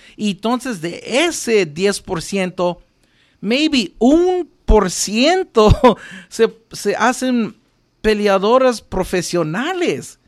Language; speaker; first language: Spanish; early bilingual, heritage; Spanish